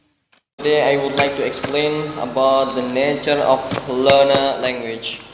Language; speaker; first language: English; non-native, learner; Indonesian